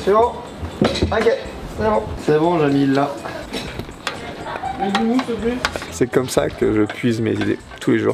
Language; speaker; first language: French; native; French